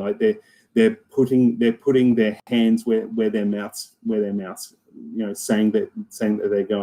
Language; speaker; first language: English; native; English